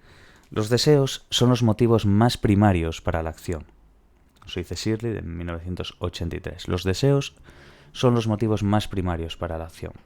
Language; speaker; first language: Spanish; native; Spanish